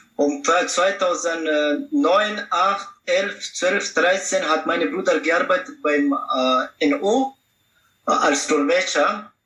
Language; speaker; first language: German; non-native, learner; Pashto